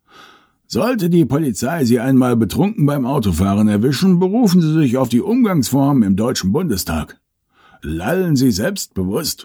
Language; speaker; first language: German; native; German